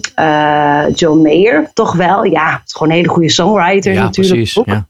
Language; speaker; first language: Dutch; native; Dutch